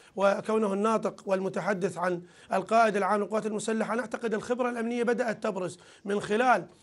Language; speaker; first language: Arabic; native; Arabic